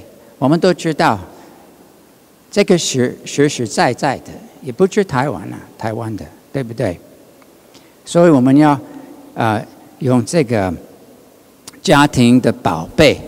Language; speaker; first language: Chinese; non-native, learner; English